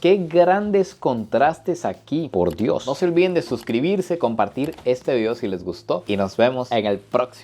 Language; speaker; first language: Spanish; native; Spanish